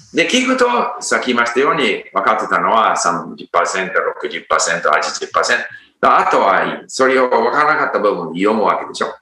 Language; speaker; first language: Japanese; non-native, fluent; English